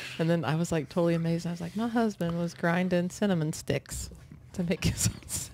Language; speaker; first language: English; native; English